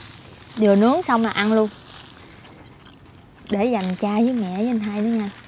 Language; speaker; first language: Vietnamese; native; Vietnamese